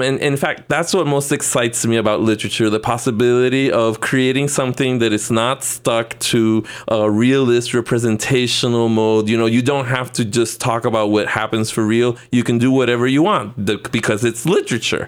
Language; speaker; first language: English; non-native, fluent; Spanish